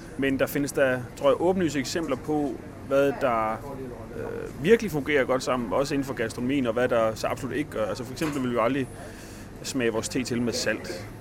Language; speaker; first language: Danish; native; Danish